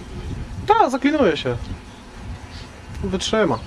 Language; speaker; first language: Polish; native; Polish